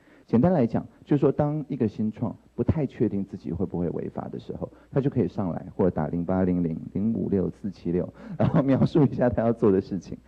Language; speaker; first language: Chinese; native; Chinese